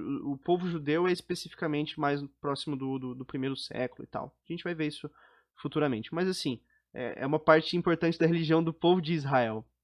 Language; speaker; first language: Portuguese; native; Portuguese